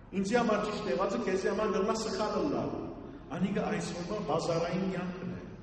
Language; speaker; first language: Armenian; early bilingual, heritage; Armenian